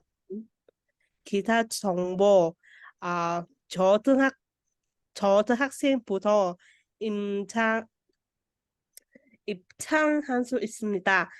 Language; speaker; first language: Korean; non-native, learner; Vietnamese